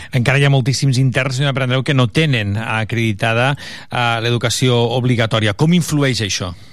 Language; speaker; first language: Catalan; native; Catalan